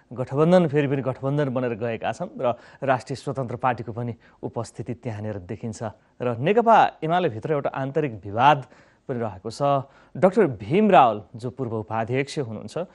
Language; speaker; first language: Nepali; native; Nepali